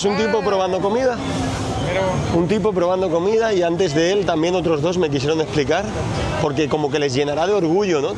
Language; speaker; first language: Spanish; native; Spanish